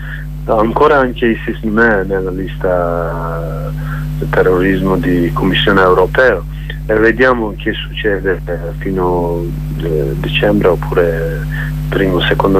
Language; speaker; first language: Italian; non-native, learner; Kurdish